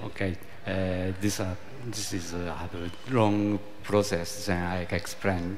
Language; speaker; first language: English; non-native, learner; Japanese